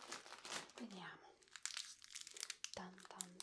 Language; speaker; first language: Italian; non-native, learner; Spanish